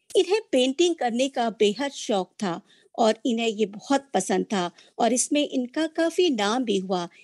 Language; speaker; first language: Hindi; native; Hindi